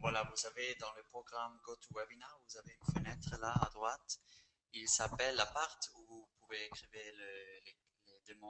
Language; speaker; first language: French; non-native, fluent; Spanish